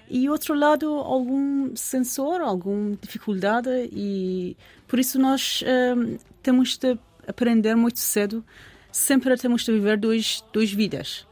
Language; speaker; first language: Portuguese; non-native, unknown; Persian